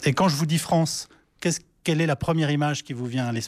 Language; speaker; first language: French; native; French